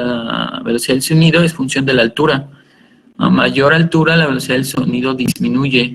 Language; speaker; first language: Spanish; native; Spanish